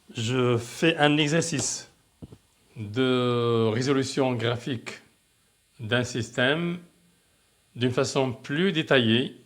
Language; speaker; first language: French; non-native, local second language; Arabic